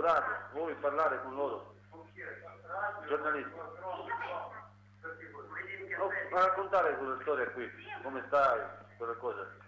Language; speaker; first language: Italian; non-native, learner; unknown